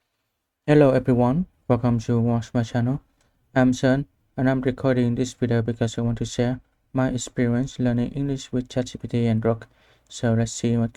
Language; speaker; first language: English; non-native, learner; Vietnamese